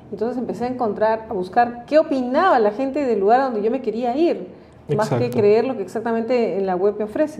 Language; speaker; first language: Spanish; native; Spanish